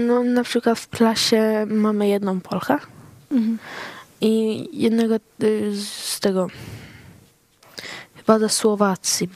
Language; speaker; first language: Polish; early bilingual, heritage; Swedish